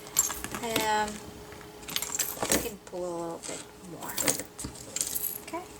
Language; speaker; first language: English; non-native, fluent; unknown